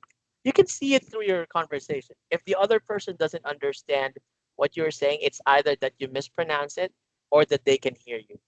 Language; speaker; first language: English; non-native, local second language; Filipino